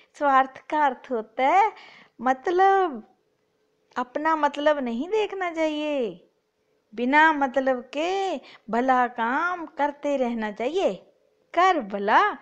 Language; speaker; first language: Hindi; non-native, local second language; Punjabi